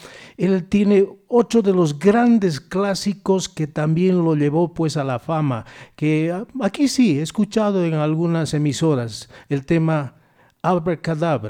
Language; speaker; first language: Spanish; native; Spanish